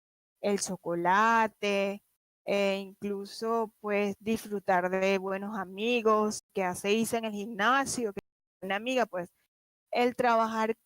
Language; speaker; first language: Spanish; native; Spanish